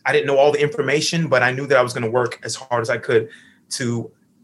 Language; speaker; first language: English; native; English